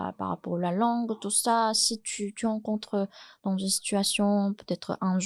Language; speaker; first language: French; non-native, fluent; Chinese